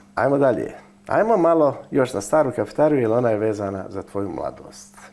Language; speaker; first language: Croatian; native; Croatian